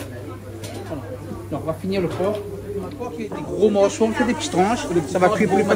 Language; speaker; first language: French; non-native, local second language; Réunion Creole French